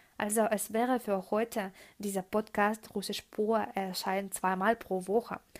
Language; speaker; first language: German; non-native, fluent; Russian